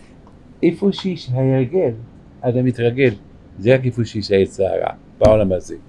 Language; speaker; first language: Hebrew; non-native, fluent; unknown